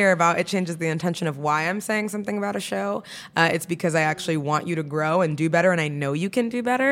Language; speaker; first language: English; native; English